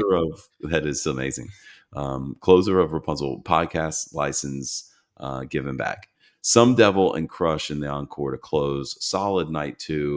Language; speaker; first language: English; native; English